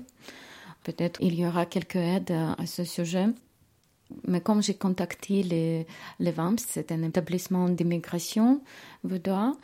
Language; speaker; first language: French; non-native, learner; Ukrainian